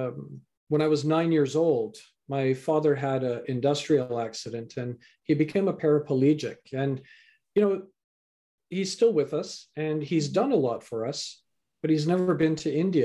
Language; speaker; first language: English; native; English